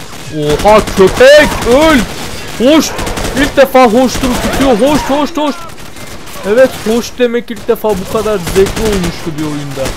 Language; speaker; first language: Turkish; native; Turkish